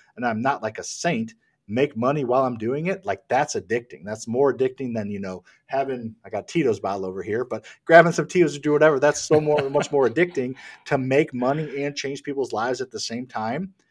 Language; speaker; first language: English; native; English